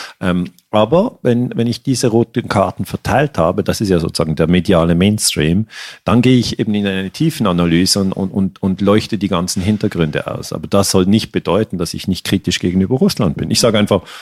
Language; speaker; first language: German; native; German